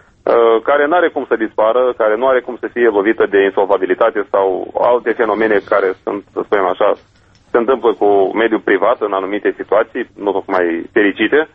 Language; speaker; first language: Romanian; native; Romanian